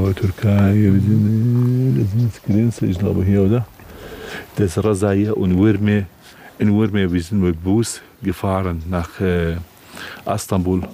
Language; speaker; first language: German; non-native, learner; Kurdish